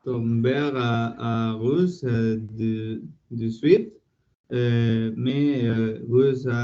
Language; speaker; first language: French; non-native, learner; Spanish